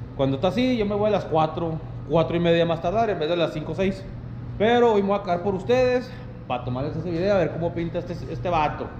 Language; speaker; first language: Spanish; early bilingual, heritage; Spanish